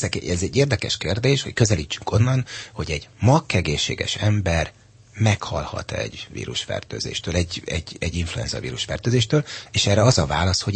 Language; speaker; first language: Hungarian; native; Hungarian